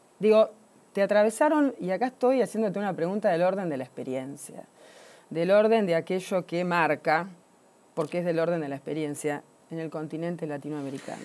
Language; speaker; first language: Spanish; native; Spanish